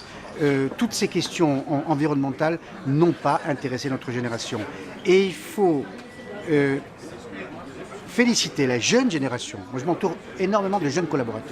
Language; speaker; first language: French; native; French